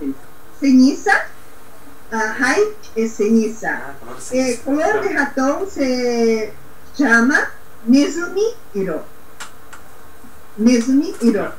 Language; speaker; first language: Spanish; non-native, learner; Portuguese